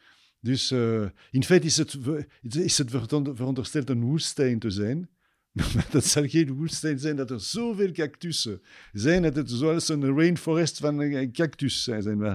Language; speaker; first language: Dutch; non-native, fluent; French